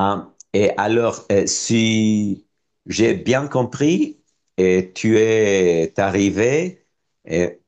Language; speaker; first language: French; non-native, fluent; Spanish